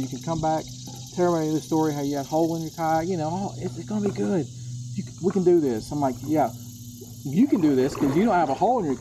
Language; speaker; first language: English; native; English